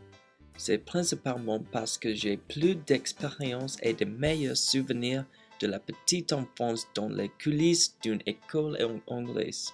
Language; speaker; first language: French; non-native, learner; English